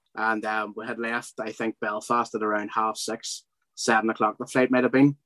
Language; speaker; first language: English; native; English